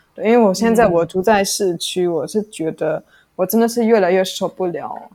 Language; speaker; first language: Chinese; non-native, fluent; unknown